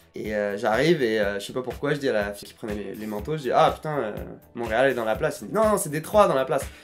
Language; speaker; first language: French; native; French